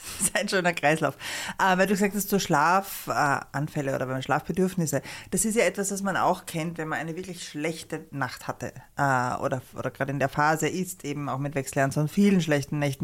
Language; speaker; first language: German; native; German